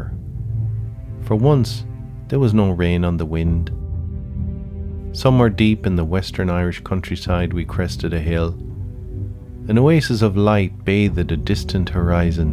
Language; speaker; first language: English; native; English